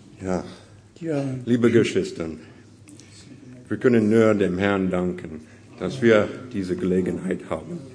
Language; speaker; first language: German; non-native, learner; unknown